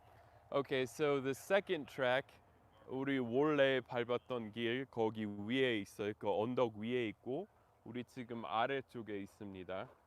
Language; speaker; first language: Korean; non-native, fluent; English